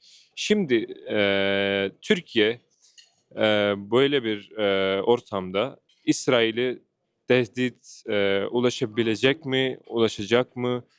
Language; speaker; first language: Turkish; non-native, fluent; Urdu